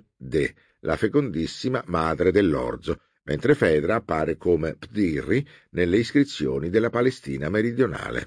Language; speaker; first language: Italian; native; Italian